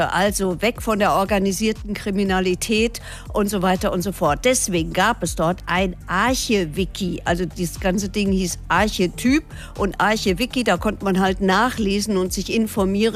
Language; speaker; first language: German; native; German